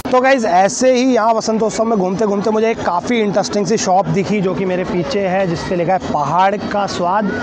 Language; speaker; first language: Hindi; native; Hindi